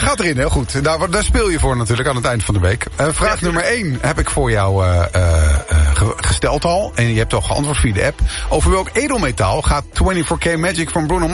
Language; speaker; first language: Dutch; native; Dutch